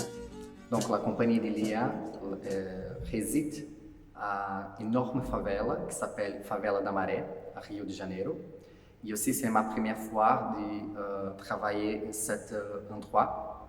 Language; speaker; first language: French; non-native, fluent; Portuguese